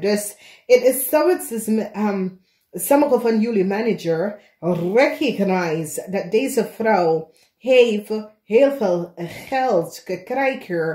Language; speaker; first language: Dutch; non-native, fluent; English